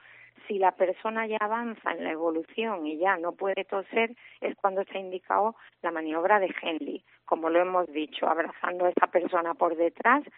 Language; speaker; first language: Spanish; native; Spanish